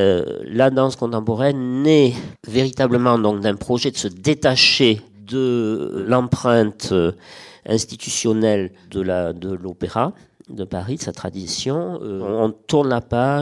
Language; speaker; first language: French; native; French